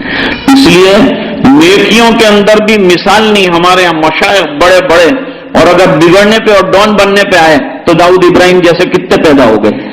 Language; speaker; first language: Urdu; native; Urdu